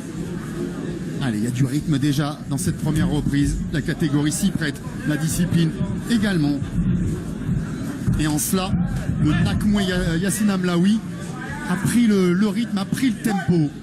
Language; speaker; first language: French; native; French